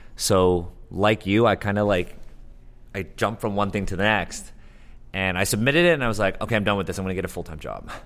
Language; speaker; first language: English; native; English